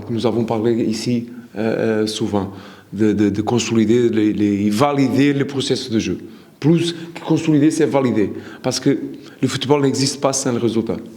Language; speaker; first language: French; non-native, learner; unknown